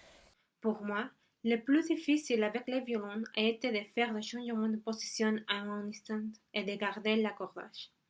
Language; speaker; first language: French; non-native, learner; Spanish